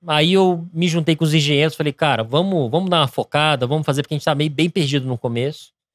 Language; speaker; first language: Portuguese; early bilingual, other home language; English